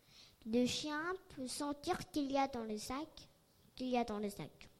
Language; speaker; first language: French; non-native, learner; Korean